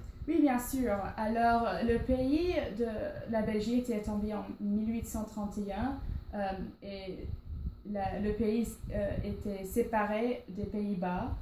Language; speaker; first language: French; non-native, learner; English